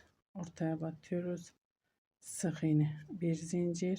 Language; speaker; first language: Turkish; native; Turkish